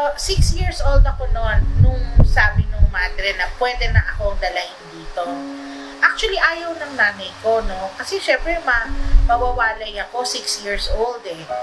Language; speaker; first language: Filipino; non-native, local second language; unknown